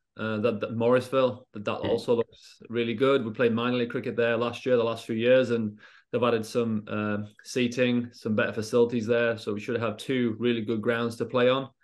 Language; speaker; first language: English; native; English